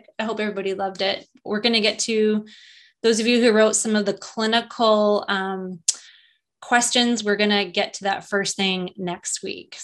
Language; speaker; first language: English; native; English